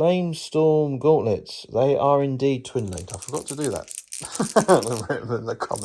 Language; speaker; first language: English; native; English